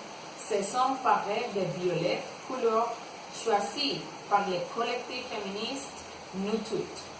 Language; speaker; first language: French; non-native, learner; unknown